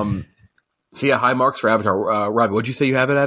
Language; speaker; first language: English; native; English